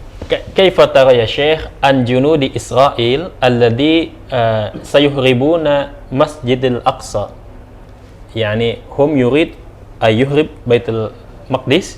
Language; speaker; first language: Arabic; non-native, learner; Indonesian